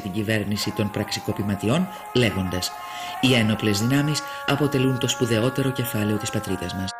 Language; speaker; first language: Greek; native; Greek